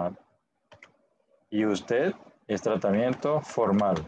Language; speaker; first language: Spanish; native; Spanish